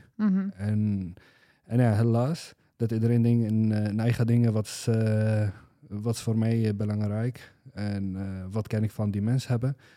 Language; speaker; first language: Dutch; non-native, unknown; Arabic